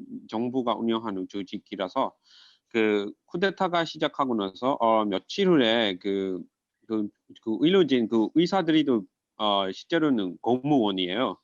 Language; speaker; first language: Korean; non-native, fluent; Burmese